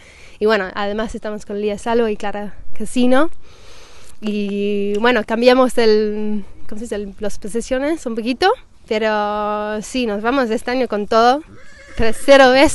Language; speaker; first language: Spanish; non-native, fluent; English